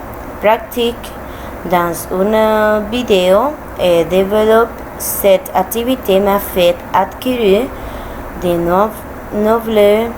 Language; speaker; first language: French; non-native, learner; Spanish